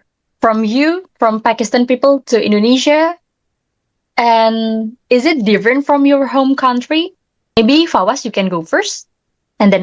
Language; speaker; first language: English; non-native, learner; Indonesian